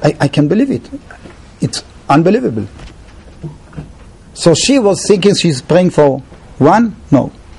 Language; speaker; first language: English; non-native, fluent; Hebrew